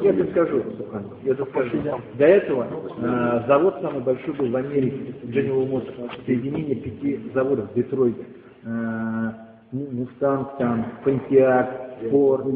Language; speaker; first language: Russian; native; Russian